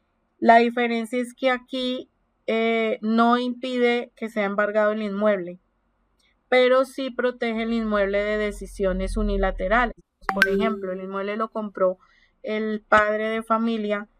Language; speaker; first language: Spanish; native; Spanish